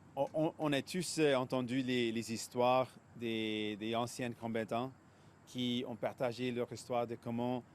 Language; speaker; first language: French; non-native, local second language; English